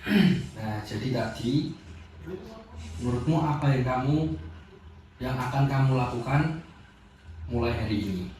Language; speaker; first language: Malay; non-native, fluent; Indonesian